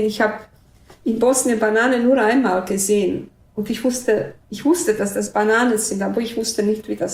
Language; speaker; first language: German; non-native, fluent; Bosnian